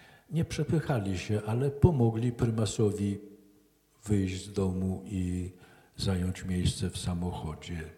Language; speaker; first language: Polish; native; Polish